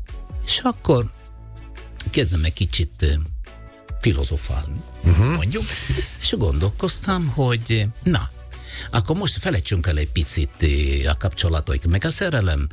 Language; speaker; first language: Hungarian; non-native, fluent; Italian